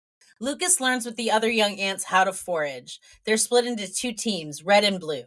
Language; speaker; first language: English; native; English